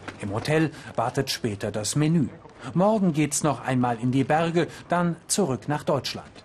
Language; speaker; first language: German; native; German